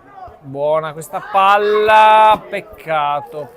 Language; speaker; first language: Italian; native; Italian